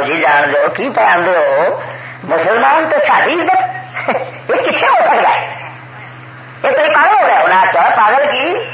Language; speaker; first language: Urdu; non-native, local second language; Punjabi